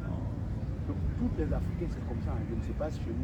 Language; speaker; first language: French; non-native, local second language; Baoulé